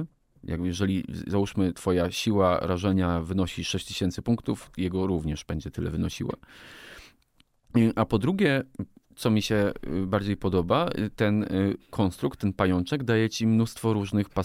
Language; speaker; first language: Polish; native; Polish